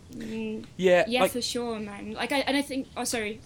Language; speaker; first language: English; native; English